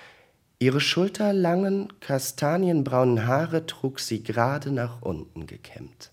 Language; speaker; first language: German; native; German